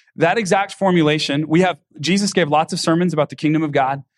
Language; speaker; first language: English; native; English